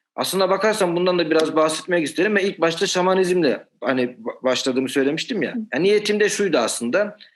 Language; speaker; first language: Turkish; native; Turkish